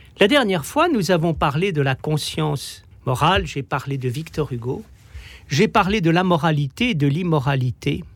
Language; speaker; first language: French; native; French